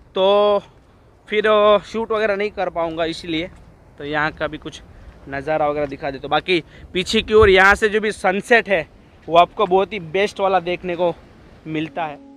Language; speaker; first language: Hindi; non-native, local second language; Gujarati